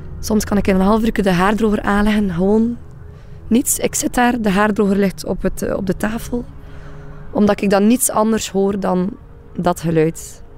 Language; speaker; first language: Dutch; native; Dutch